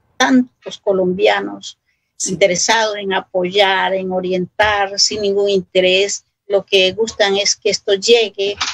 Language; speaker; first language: Spanish; non-native, local second language; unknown